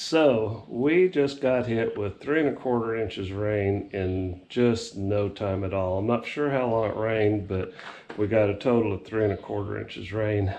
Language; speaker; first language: English; native; English